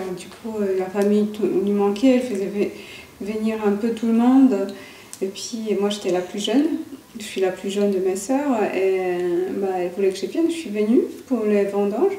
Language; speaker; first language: French; non-native, fluent; Polish